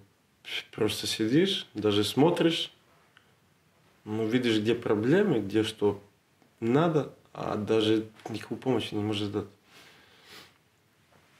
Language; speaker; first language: Russian; non-native, learner; Serbian